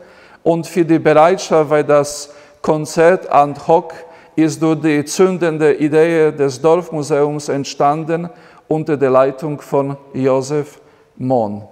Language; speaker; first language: German; non-native, fluent; Polish